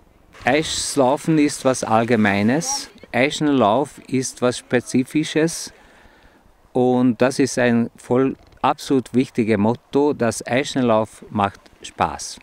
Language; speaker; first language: German; non-native, fluent; Hungarian